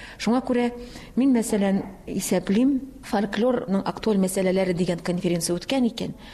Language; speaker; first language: Tatar; native; Tatar